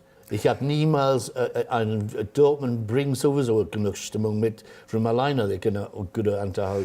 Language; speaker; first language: German; non-native, fluent; English